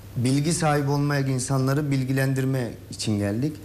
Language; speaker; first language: Turkish; native; Turkish